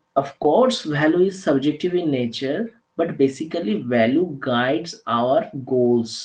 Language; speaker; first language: English; non-native, local second language; Bangla